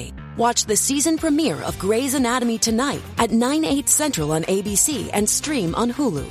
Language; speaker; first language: English; native; English